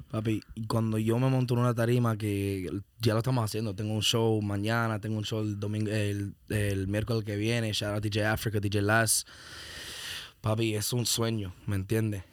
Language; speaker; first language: Spanish; early bilingual, heritage; Spanish